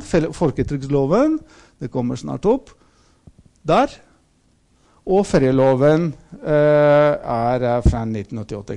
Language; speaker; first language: Norwegian; non-native, fluent; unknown